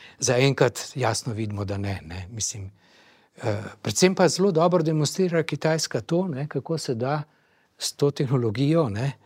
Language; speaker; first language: Slovenian; native; Slovenian